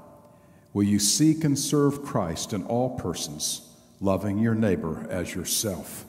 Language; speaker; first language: English; native; English